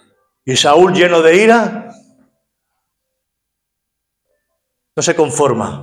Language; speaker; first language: Spanish; native; Spanish